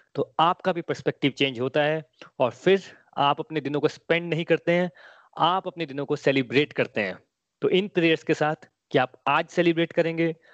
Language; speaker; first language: Hindi; native; Hindi